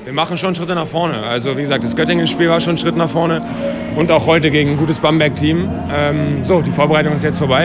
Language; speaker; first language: German; native; German